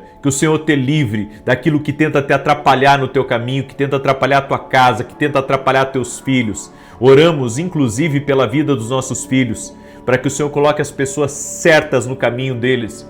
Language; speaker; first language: Portuguese; native; Portuguese